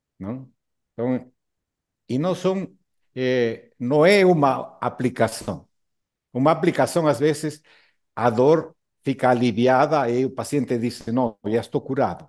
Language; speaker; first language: Portuguese; non-native, fluent; Spanish